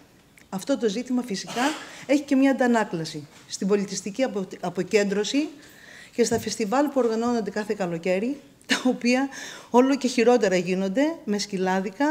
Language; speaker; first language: Greek; native; Greek